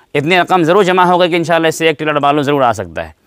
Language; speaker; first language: Hindi; native; Hindi